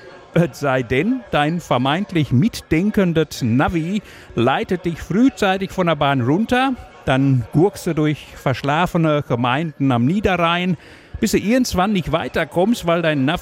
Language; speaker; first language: German; native; German